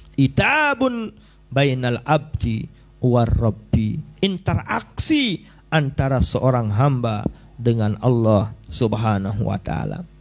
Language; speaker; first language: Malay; non-native, local second language; Sasak